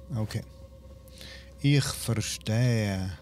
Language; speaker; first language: German; native; German